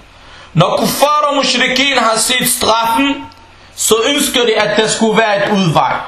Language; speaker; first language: Danish; non-native, fluent; Arabic